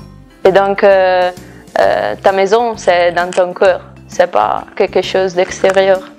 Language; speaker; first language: French; non-native, fluent; Italian